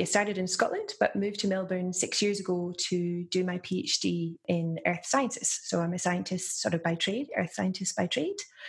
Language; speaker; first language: English; native; English